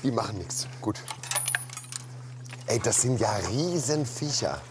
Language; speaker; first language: German; native; German